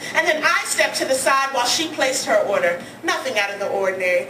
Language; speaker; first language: English; native; English